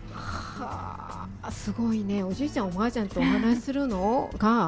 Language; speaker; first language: Japanese; native; Japanese